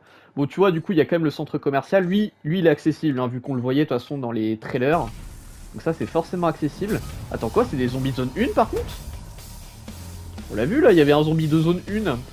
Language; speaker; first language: French; native; French